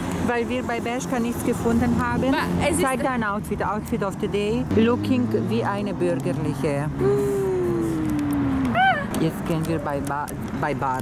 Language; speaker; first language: German; early bilingual, other home language; Spanish